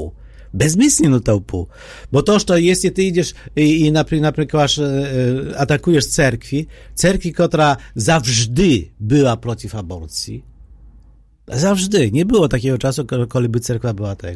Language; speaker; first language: Polish; non-native, learner; Ukrainian